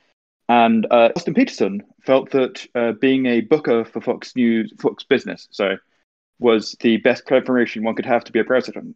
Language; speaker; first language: English; native; English